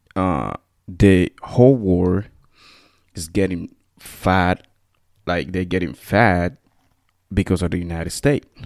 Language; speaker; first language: English; non-native, fluent; Spanish